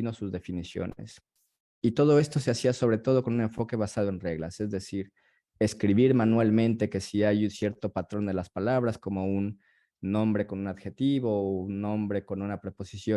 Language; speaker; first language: Spanish; native; Spanish